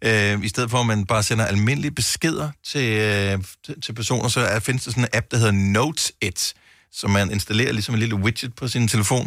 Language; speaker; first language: Danish; native; Danish